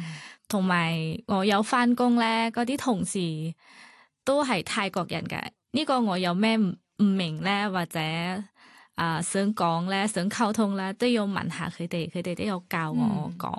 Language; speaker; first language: Cantonese; non-native, learner; Thai